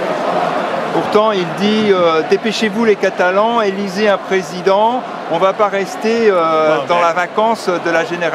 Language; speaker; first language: French; native; French